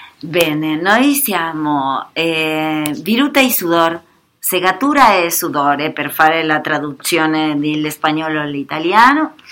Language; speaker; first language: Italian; non-native, fluent; Spanish